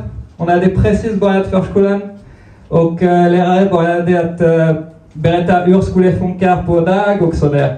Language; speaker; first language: Swedish; non-native, fluent; French